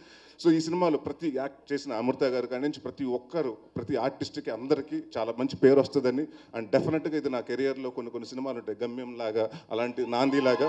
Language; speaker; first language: Telugu; native; Telugu